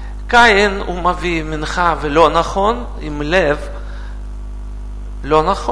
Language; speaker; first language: Hebrew; non-native, fluent; Russian